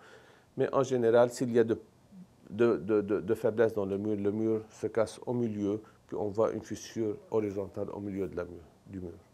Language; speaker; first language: French; non-native, local second language; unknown